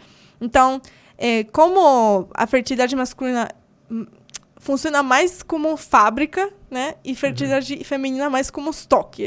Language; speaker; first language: Portuguese; non-native, fluent; Polish